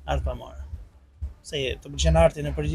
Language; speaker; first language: Albanian; native; Albanian